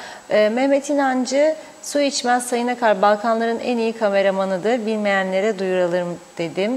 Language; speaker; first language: Turkish; native; Turkish